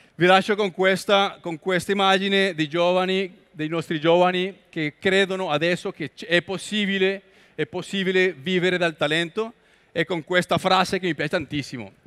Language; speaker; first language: Italian; non-native, learner; Spanish